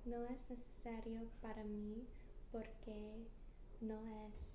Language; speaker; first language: Spanish; non-native, learner; English